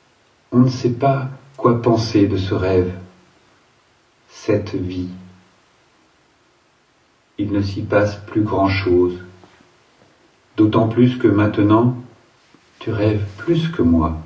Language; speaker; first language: French; native; French